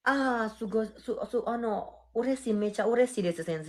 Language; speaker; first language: Japanese; non-native, learner; Indonesian